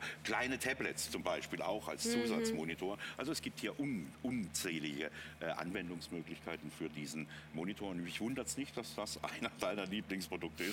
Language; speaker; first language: German; native; German